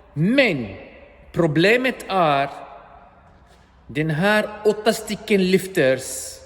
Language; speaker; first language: Swedish; non-native, learner; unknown